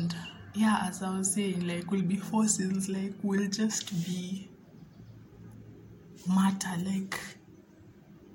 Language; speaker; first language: English; non-native, local second language; Swahili